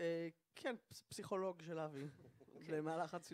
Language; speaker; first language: Hebrew; native; Hebrew